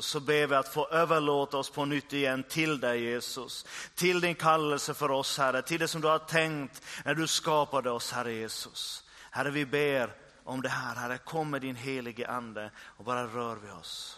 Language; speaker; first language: Swedish; native; Swedish